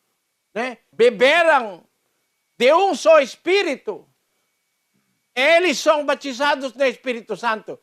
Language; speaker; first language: Portuguese; non-native, learner; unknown